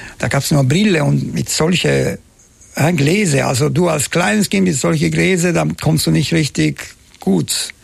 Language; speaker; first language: German; non-native, fluent; Italian